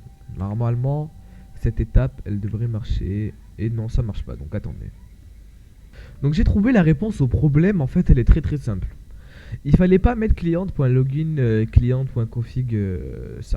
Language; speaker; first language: French; native; French